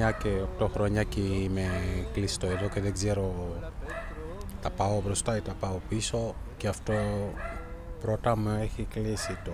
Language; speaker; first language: Greek; non-native, learner; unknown